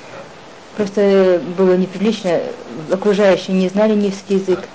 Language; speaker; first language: Russian; non-native, local second language; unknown